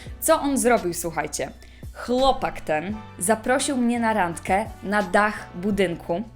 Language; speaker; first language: Polish; native; Polish